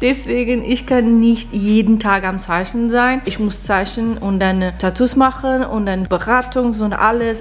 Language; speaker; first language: German; non-native, fluent; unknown